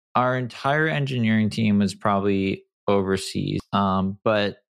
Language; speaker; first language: English; native; English